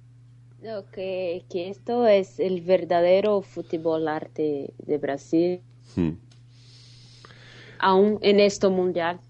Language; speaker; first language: Spanish; non-native, fluent; Portuguese